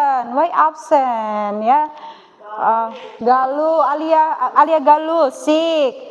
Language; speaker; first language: English; non-native, learner; Indonesian